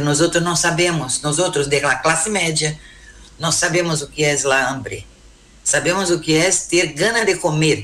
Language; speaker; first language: Spanish; non-native, learner; Portuguese